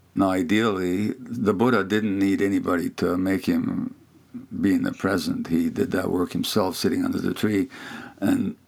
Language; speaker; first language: English; non-native, fluent; Hungarian